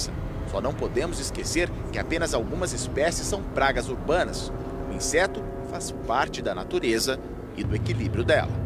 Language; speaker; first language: Portuguese; native; Portuguese